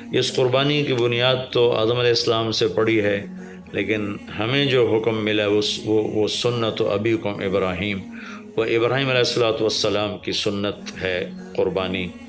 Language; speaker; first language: Urdu; native; Urdu